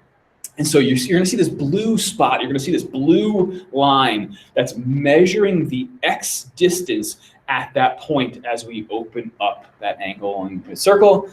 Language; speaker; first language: English; native; English